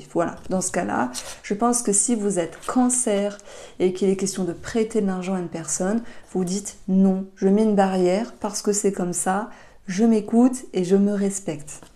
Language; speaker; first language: French; native; French